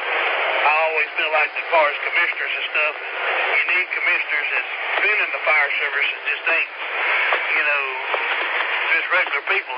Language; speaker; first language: English; native; English